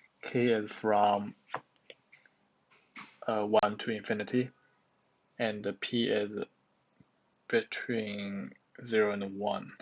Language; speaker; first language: English; non-native, learner; Chinese